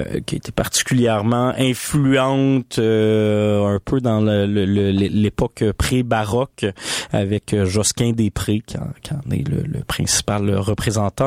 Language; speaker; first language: French; native; French